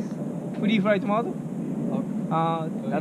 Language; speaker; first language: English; non-native, learner; Japanese